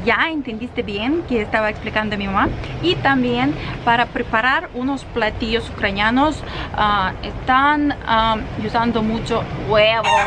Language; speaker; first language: Spanish; non-native, fluent; Russian